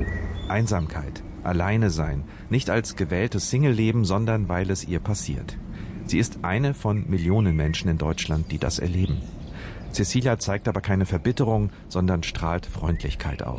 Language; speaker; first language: German; native; German